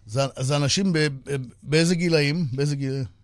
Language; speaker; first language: Hebrew; native; Hebrew